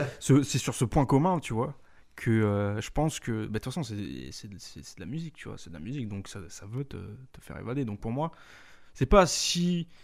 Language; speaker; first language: French; native; French